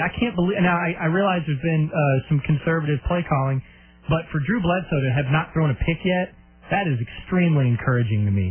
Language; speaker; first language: English; native; English